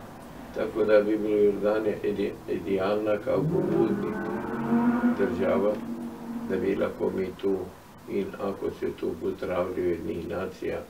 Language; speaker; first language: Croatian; non-native, fluent; Arabic